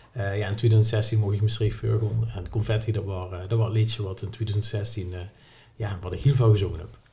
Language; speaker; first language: Dutch; non-native, local second language; Limburgish